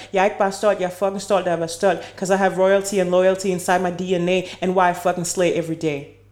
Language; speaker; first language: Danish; native; Danish